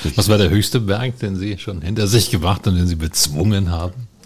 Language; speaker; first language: German; native; German